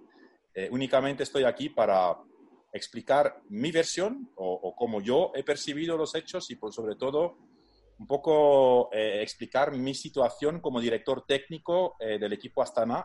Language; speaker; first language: Spanish; non-native, fluent; Dutch